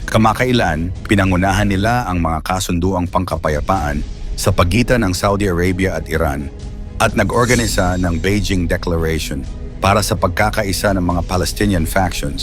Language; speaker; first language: Filipino; native; Filipino